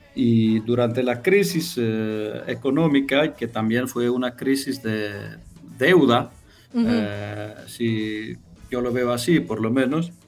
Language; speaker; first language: Spanish; non-native, fluent; Greek